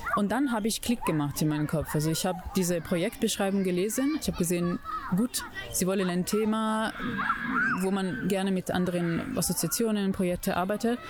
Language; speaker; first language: German; non-native, fluent; Italian